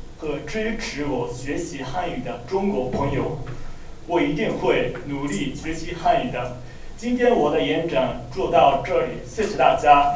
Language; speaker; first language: Chinese; non-native, learner; Japanese